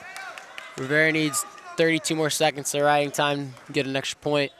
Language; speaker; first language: English; native; English